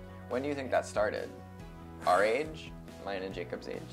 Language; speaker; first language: English; native; English